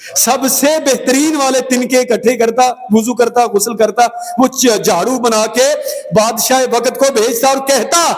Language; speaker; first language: Urdu; non-native, local second language; Punjabi